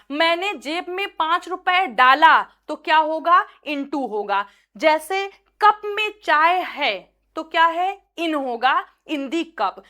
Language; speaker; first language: Hindi; native; Hindi